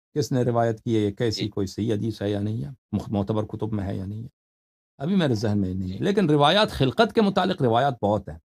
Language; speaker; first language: Urdu; non-native, fluent; Persian